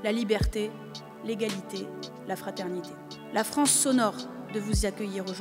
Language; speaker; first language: French; native; French